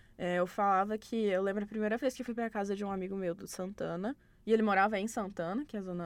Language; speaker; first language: Portuguese; native; Portuguese